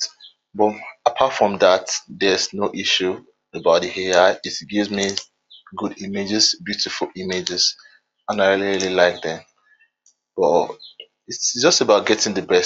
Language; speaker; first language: English; non-native, local second language; Yoruba